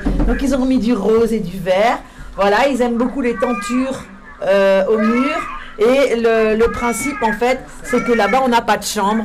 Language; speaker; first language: French; native; French